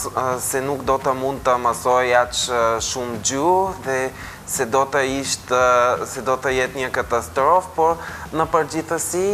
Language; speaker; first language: Albanian; non-native, fluent; Bulgarian